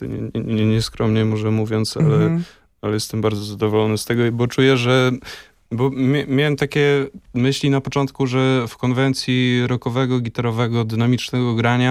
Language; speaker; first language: Polish; native; Polish